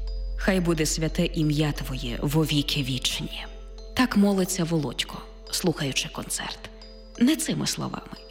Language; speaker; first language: Ukrainian; native; Ukrainian